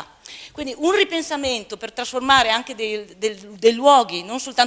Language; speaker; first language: Italian; native; Italian